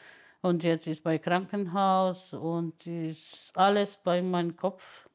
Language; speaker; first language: German; non-native, learner; Polish